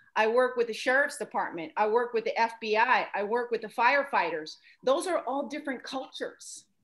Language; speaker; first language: English; native; English